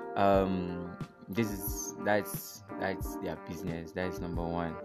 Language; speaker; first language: English; non-native, local second language; Igbo